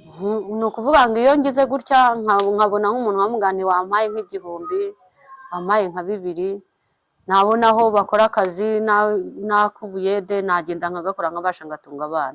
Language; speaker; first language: Kinyarwanda; native; Kinyarwanda